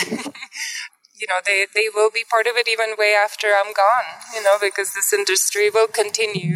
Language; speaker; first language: English; non-native, fluent; Czech